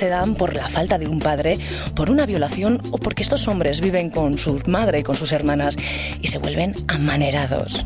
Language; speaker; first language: Spanish; native; Spanish